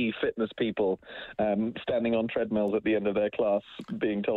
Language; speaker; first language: English; native; English